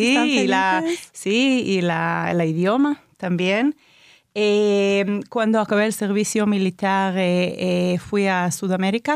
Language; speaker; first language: Spanish; non-native, fluent; Hebrew